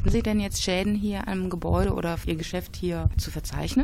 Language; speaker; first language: German; native; German